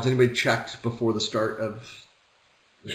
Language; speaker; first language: English; native; English